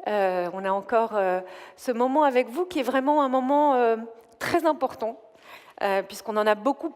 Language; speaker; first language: French; native; French